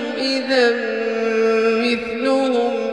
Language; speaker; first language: Arabic; native; Arabic